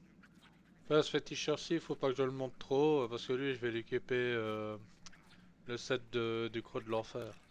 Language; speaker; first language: French; native; French